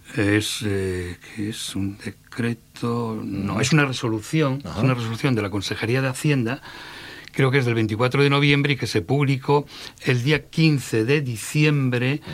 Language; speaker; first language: Spanish; native; Spanish